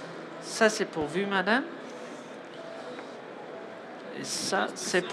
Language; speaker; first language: French; non-native, learner; English